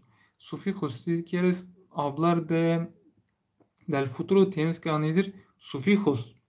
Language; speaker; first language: Spanish; non-native, learner; Turkish